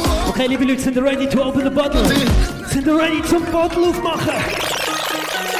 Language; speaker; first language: German; native; German